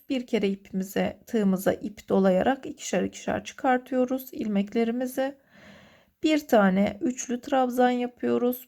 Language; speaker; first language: Turkish; native; Turkish